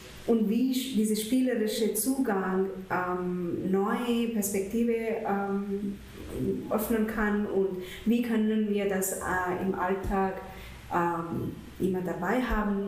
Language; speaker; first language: German; non-native, fluent; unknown